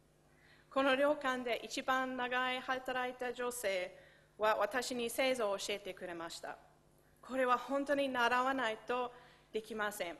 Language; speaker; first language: Japanese; non-native, fluent; English